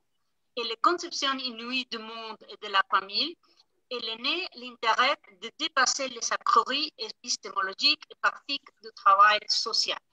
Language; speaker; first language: French; non-native, fluent; Spanish